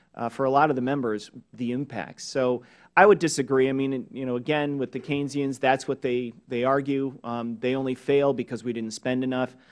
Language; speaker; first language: English; native; English